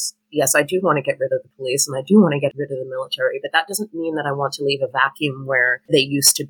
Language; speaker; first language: English; native; English